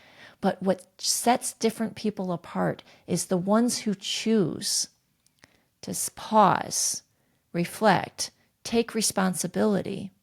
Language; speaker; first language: English; native; English